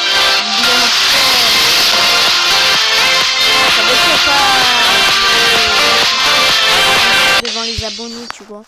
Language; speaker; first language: French; native; French